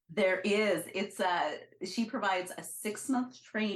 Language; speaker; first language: English; native; English